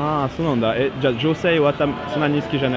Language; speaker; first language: Japanese; non-native, fluent; French